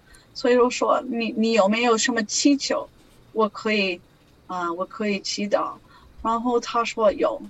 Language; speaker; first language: Chinese; non-native, learner; English